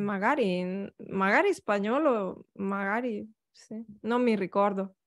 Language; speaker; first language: Italian; non-native, learner; Catalan